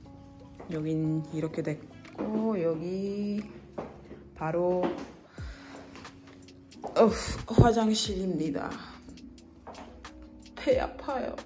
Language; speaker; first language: Korean; non-native, fluent; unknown